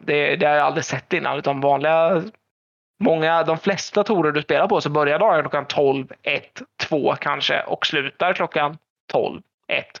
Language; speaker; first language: Swedish; native; Swedish